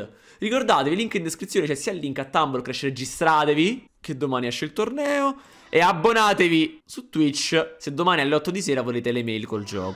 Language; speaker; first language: Italian; native; Italian